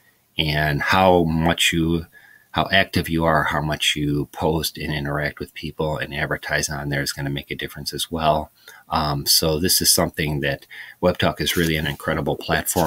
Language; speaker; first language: English; native; English